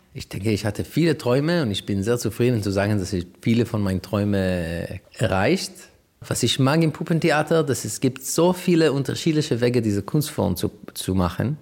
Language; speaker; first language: German; non-native, fluent; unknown